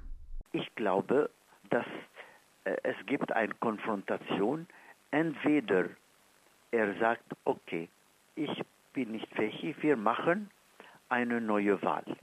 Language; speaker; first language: German; non-native, fluent; Arabic